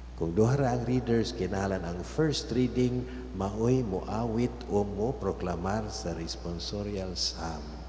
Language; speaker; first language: Cebuano; native; Cebuano